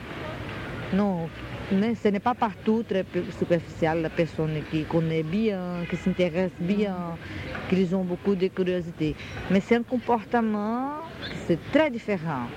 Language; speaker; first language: French; non-native, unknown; Portuguese